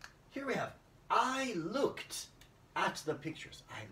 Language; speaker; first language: English; native; English